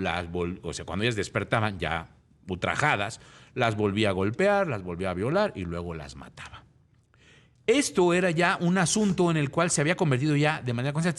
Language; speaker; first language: Spanish; native; Spanish